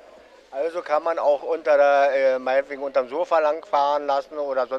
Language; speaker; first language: German; native; German